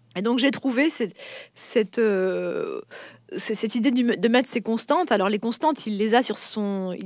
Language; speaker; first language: French; native; French